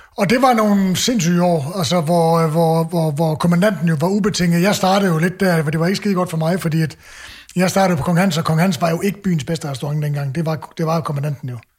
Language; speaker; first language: Danish; native; Danish